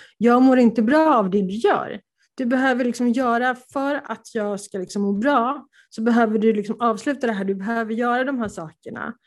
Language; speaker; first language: Swedish; early bilingual, other home language; Polish